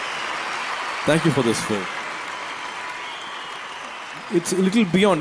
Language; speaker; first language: Tamil; native; Tamil